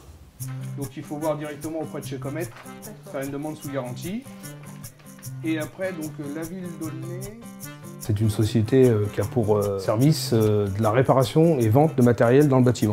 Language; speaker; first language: French; native; French